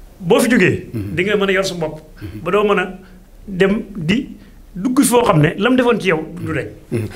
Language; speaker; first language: Wolof; native; Wolof